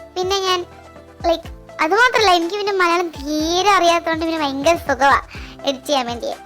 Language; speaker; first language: Malayalam; early bilingual, heritage; Malayalam